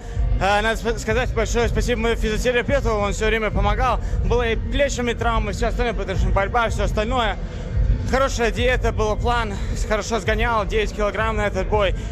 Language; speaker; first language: Russian; non-native, local second language; Latvian